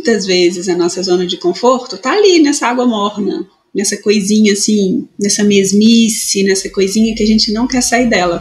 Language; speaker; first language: Portuguese; native; Portuguese